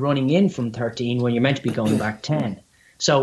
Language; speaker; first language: English; native; English